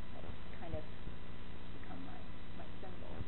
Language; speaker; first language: English; native; English